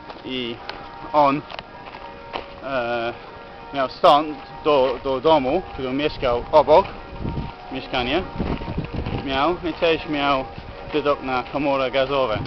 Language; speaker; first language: Polish; non-native, learner; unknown